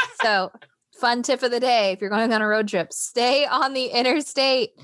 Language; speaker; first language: English; native; English